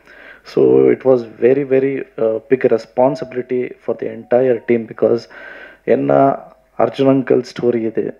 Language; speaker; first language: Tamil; non-native, learner; Kannada